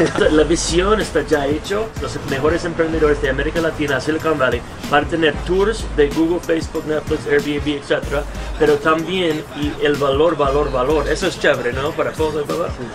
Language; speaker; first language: Spanish; non-native, fluent; English